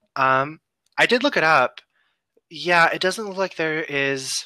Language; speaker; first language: English; native; English